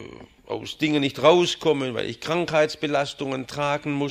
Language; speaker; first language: German; native; German